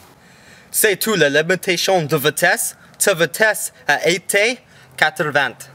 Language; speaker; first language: French; non-native, learner; English